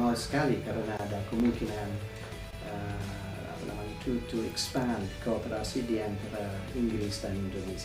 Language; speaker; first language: Indonesian; non-native, fluent; English